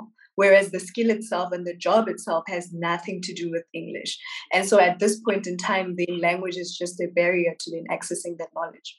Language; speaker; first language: English; non-native, local second language; Southern Sotho